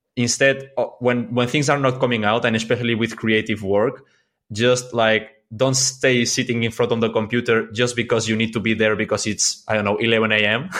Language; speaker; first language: English; non-native, fluent; Spanish